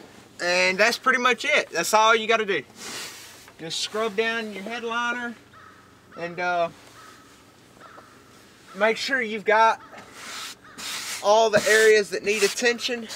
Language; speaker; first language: English; native; English